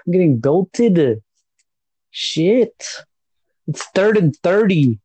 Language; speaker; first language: English; native; English